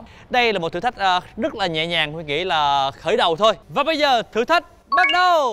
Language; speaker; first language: Vietnamese; native; Vietnamese